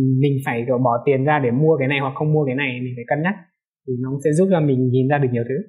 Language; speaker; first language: Vietnamese; non-native, local second language; Hmong